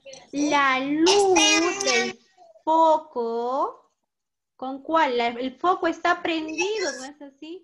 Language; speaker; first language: Spanish; native; Spanish